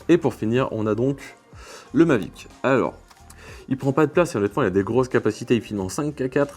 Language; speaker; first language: French; native; French